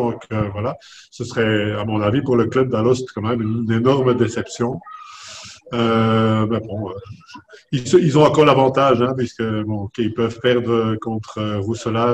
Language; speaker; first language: French; native; French